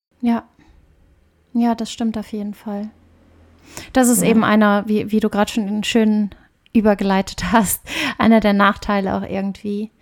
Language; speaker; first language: German; native; German